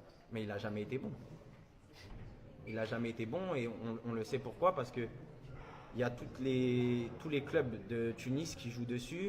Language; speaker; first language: French; early bilingual, other home language; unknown